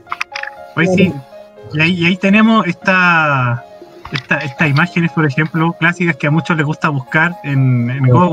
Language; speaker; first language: Spanish; native; Spanish